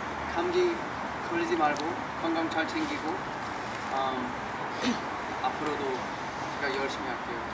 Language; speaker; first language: Korean; early bilingual, heritage; English